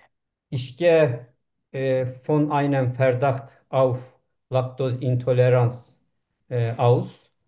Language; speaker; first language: German; non-native, learner; Turkish